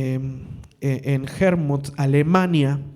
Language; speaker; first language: Spanish; native; Spanish